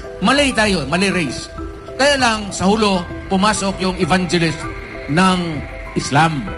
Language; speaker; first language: Filipino; non-native, local second language; Cebuano